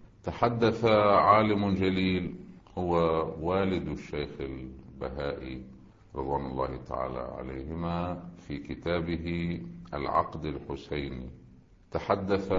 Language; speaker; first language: Arabic; native; Arabic